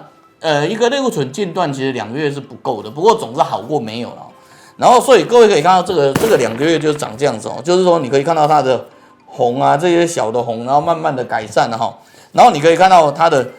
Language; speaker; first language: Chinese; native; Chinese